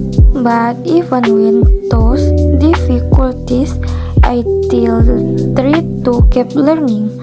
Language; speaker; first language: English; non-native, learner; Indonesian